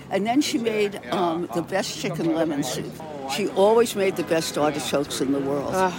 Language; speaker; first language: English; native; English